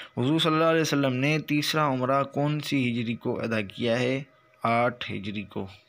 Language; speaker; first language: Urdu; non-native, local second language; Sindhi